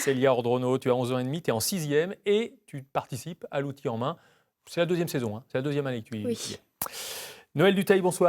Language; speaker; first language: French; native; French